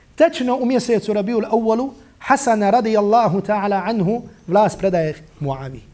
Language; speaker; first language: Bosnian; native; Bosnian